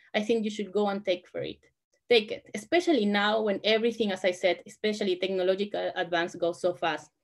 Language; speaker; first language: English; non-native, fluent; Spanish